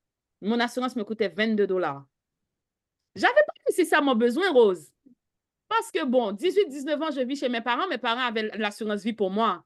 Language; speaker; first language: French; native; French